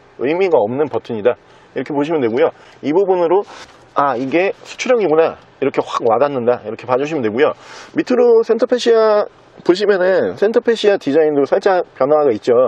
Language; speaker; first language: Korean; native; Korean